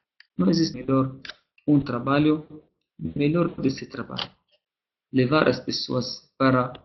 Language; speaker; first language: Portuguese; non-native, fluent; Arabic